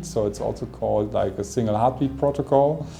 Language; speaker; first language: English; non-native, fluent; German